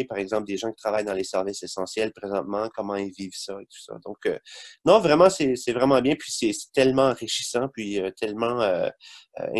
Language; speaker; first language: French; native; French